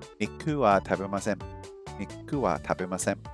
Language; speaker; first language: Japanese; non-native, learner; English